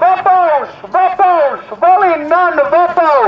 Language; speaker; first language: Finnish; native; Finnish